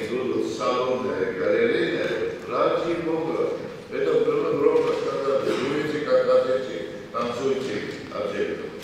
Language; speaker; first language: Russian; non-native, fluent; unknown